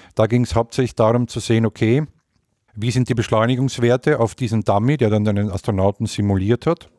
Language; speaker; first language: German; native; German